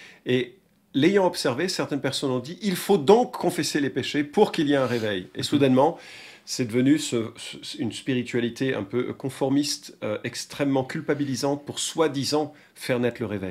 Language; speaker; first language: French; native; French